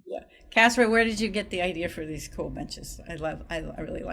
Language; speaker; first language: English; native; English